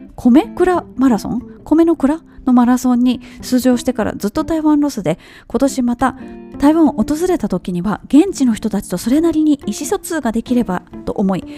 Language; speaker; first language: Japanese; native; Japanese